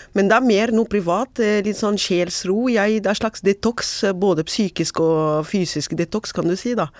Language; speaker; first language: Norwegian; non-native, fluent; Arabic